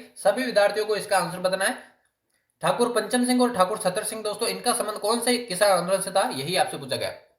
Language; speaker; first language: Hindi; native; Hindi